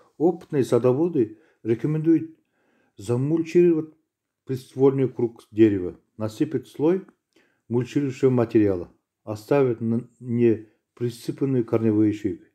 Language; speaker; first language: Russian; non-native, local second language; Kazakh